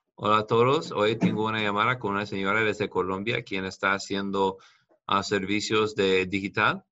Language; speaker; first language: Spanish; non-native, fluent; English